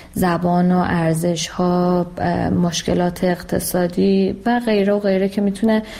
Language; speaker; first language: Persian; native; Persian